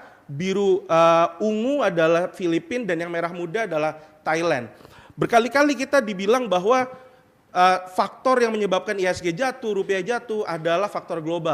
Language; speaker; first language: Indonesian; native; Indonesian